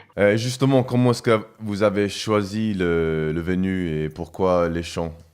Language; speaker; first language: French; non-native, fluent; English